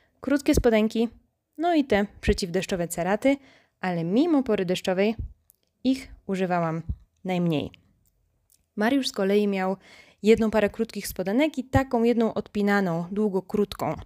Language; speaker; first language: Polish; native; Polish